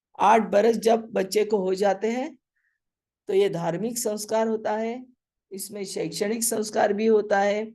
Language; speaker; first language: Hindi; non-native, local second language; Marathi